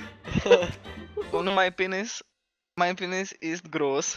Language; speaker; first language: German; non-native, learner; Czech